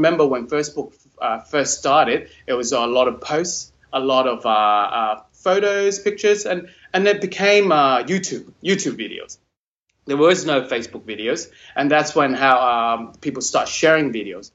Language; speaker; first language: English; non-native, local second language; Cantonese